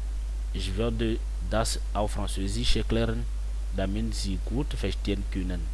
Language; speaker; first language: German; non-native, fluent; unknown